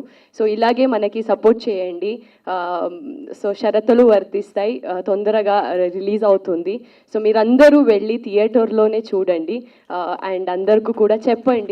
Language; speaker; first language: Telugu; non-native, local second language; Kannada